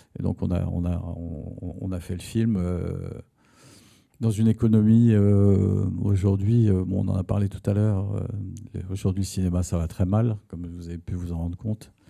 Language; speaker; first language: French; native; French